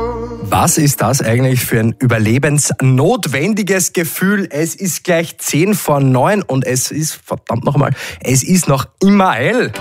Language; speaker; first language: German; native; German